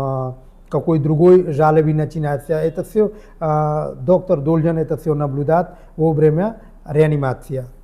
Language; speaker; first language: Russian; non-native, learner; Hindi